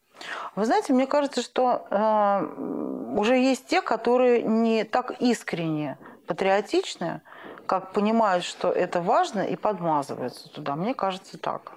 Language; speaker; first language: Russian; native; Russian